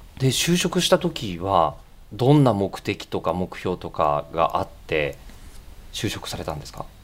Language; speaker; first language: Japanese; native; Japanese